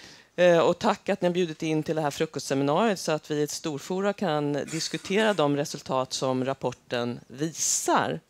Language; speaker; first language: Swedish; native; Swedish